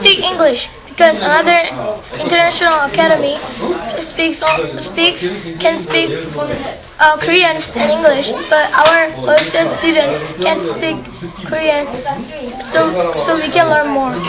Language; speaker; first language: English; non-native, learner; Korean